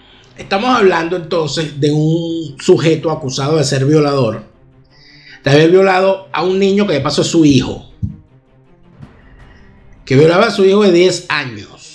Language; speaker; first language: Spanish; native; Spanish